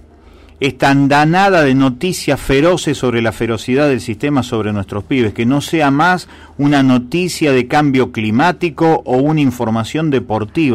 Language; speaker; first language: Spanish; native; Spanish